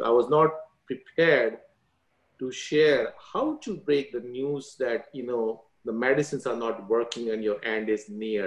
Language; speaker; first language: English; non-native, local second language; Gujarati